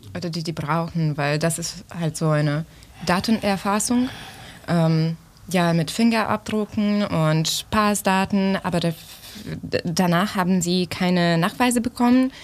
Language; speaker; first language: German; non-native, fluent; Ukrainian